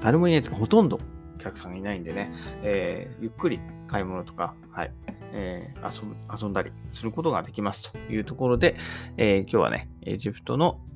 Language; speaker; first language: Japanese; native; Japanese